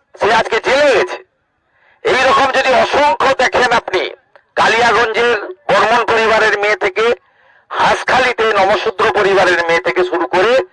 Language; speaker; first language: Bangla; native; Bangla